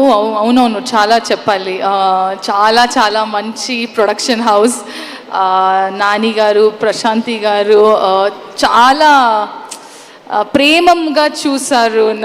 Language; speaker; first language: Telugu; non-native, learner; Kannada